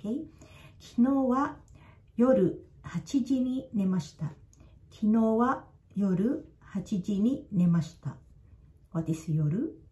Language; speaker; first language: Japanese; non-native, fluent; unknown